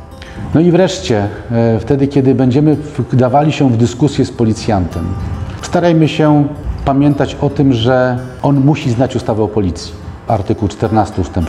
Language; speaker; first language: Polish; native; Polish